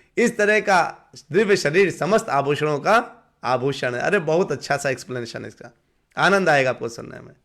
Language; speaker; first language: Hindi; native; Hindi